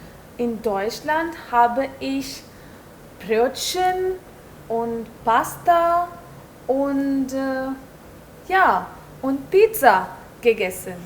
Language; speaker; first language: German; non-native, learner; Hindi